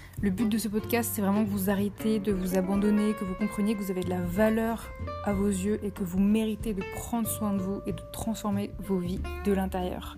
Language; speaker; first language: French; native; French